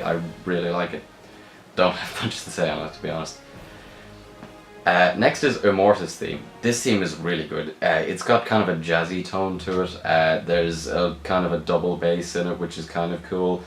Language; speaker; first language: English; native; English